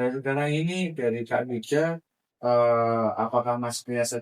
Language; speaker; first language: Indonesian; native; Indonesian